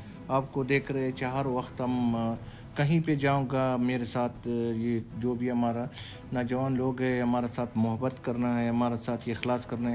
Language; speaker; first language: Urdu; non-native, local second language; Pashto